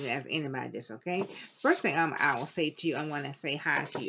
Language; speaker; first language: English; native; English